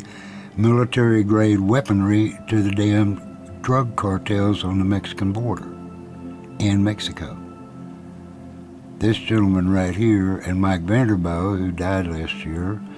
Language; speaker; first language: English; native; English